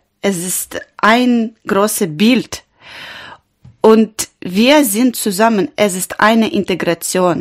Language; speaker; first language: German; non-native, learner; Ukrainian